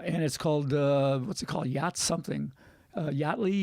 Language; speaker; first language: English; native; English